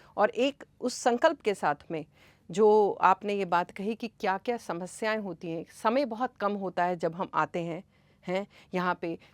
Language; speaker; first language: Hindi; native; Hindi